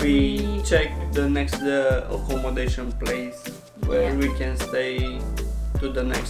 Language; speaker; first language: English; non-native, learner; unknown